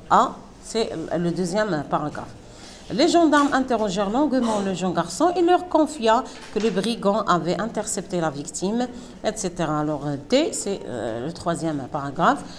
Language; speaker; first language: French; non-native, local second language; Arabic